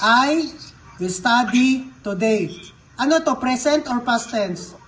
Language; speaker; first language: English; non-native, local second language; Filipino